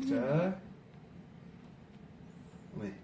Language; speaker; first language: Korean; non-native, fluent; English